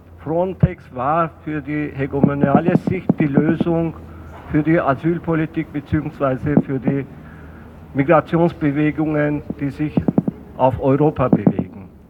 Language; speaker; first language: German; early bilingual, other home language; Turkish